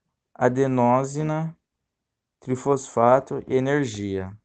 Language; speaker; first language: Portuguese; native; Portuguese